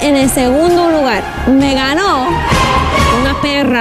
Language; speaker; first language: Spanish; non-native, fluent; English